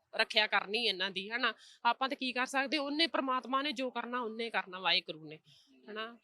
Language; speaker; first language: Punjabi; native; Punjabi